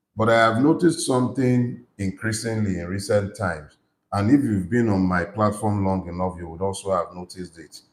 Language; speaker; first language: English; non-native, local second language; Yoruba